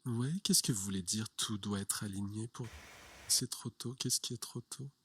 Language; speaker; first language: French; native; French